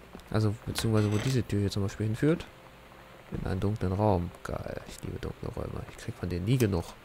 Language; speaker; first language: German; native; German